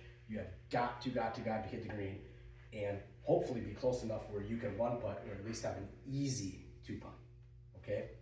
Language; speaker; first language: English; native; English